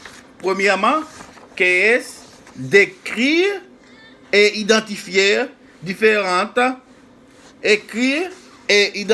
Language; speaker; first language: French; non-native, fluent; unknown